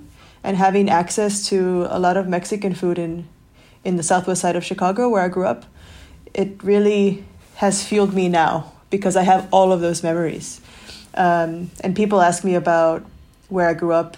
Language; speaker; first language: English; native; English